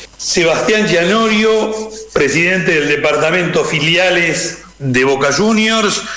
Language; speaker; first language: Spanish; native; Spanish